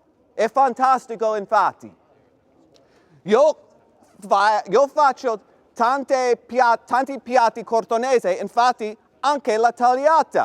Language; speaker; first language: Italian; non-native, fluent; English